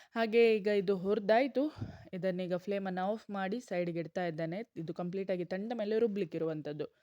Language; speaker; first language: Kannada; non-native, local second language; Konkani